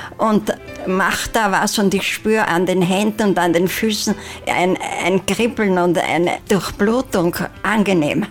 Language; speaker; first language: German; native; German